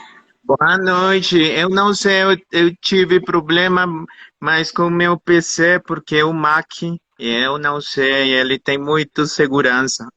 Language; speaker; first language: Portuguese; non-native, fluent; Spanish